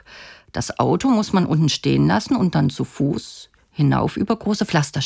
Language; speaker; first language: German; native; German